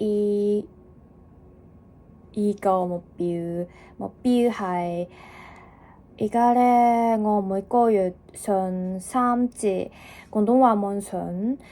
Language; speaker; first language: Cantonese; non-native, learner; Japanese